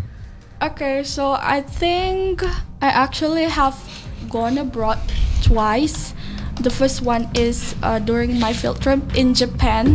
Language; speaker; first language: English; non-native, fluent; Indonesian